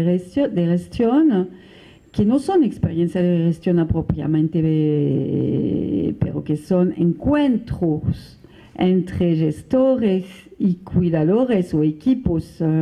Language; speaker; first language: Spanish; non-native, fluent; French